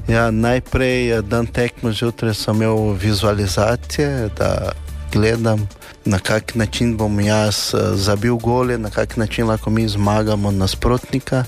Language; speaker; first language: Slovenian; non-native, learner; Portuguese